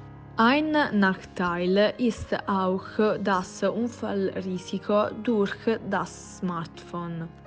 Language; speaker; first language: German; non-native, learner; Italian